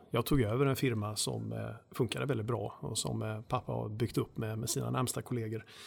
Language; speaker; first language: Swedish; native; Swedish